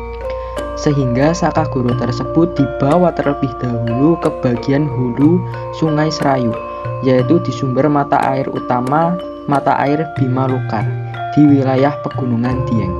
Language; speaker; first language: Indonesian; native; Indonesian